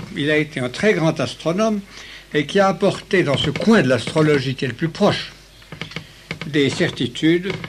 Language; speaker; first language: French; native; French